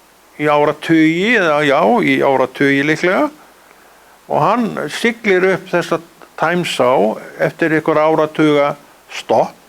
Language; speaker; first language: Icelandic; native; Icelandic